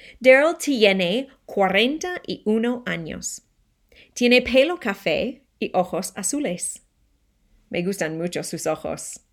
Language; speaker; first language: Spanish; non-native, fluent; English